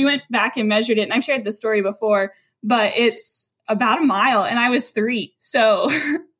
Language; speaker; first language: English; native; English